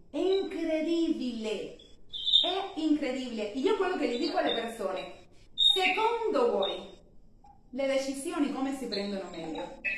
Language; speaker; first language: Italian; non-native, fluent; Spanish